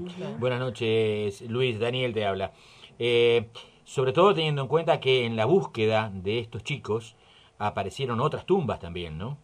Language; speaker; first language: Spanish; native; Spanish